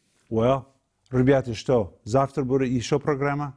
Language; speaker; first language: Russian; non-native, fluent; English